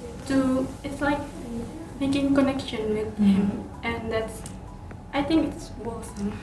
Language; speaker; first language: English; non-native, learner; Indonesian